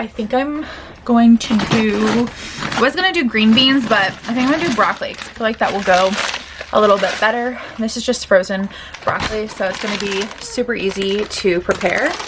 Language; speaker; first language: English; native; English